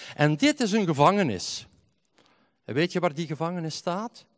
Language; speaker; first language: Dutch; native; Dutch